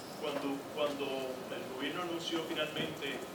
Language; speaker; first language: Spanish; native; Spanish